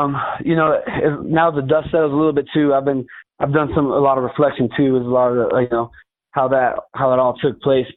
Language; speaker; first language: English; native; English